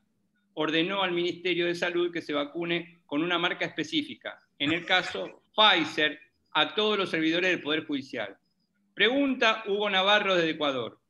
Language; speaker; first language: Spanish; native; Spanish